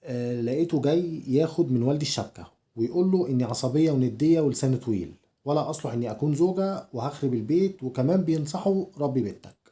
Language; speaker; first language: Arabic; native; Arabic